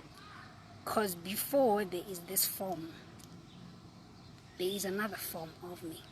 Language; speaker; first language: English; non-native, local second language; Zulu